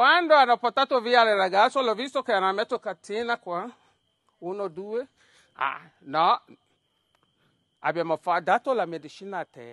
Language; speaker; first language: Italian; non-native, learner; Yoruba